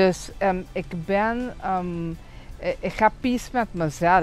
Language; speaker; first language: Dutch; non-native, local second language; Papiamento